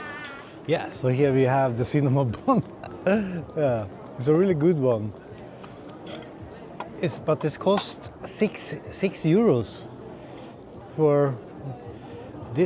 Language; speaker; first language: English; non-native, fluent; Swedish